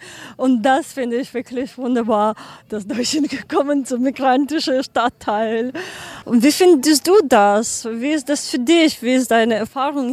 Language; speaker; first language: German; non-native, learner; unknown